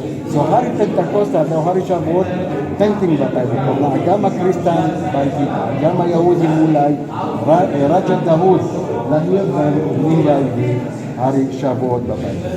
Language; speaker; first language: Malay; non-native, fluent; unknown